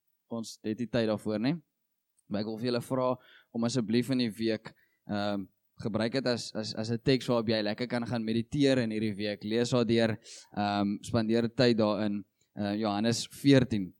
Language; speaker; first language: Afrikaans; native; Afrikaans